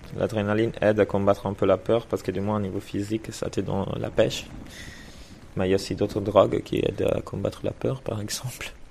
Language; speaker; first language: French; native; French